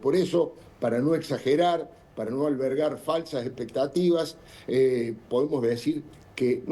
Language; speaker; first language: Spanish; native; Spanish